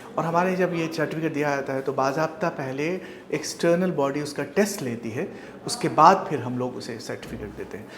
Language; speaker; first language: Hindi; native; Hindi